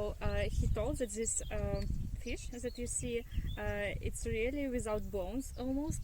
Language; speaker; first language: English; non-native, learner; Russian